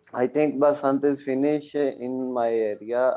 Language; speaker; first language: English; non-native, learner; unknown